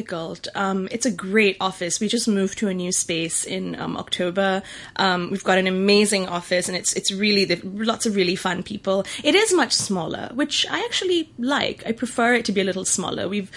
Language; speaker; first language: English; native; English